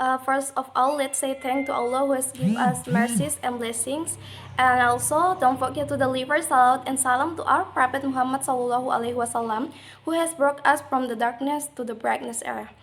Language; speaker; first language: English; non-native, learner; Indonesian